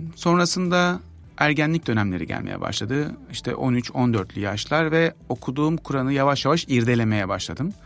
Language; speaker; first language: Turkish; native; Turkish